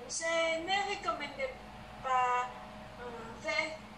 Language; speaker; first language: French; non-native, learner; Spanish